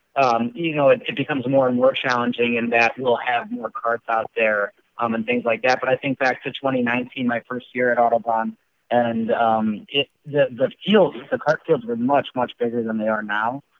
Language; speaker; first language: English; native; English